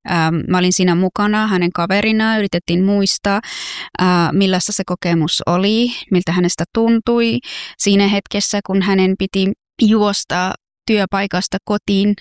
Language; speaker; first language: Finnish; non-native, fluent; Persian